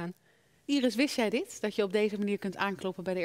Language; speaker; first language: Dutch; native; Dutch